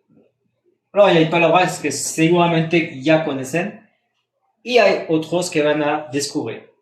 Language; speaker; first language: Spanish; non-native, fluent; French